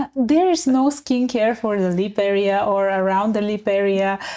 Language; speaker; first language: English; non-native, fluent; Bulgarian